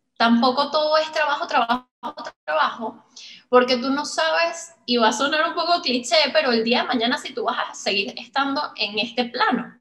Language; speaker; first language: Spanish; native; Spanish